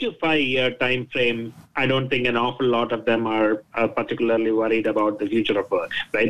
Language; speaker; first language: English; non-native, local second language; Malayalam